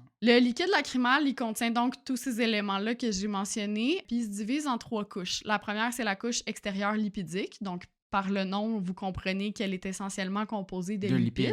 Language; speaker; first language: French; native; French